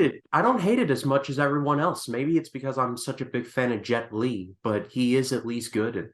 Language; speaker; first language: English; native; English